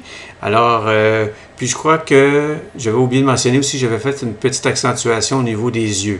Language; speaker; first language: French; native; French